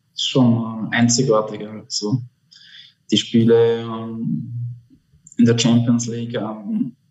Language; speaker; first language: German; native; German